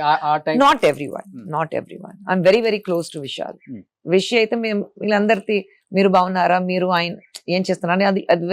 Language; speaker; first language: Telugu; non-native, local second language; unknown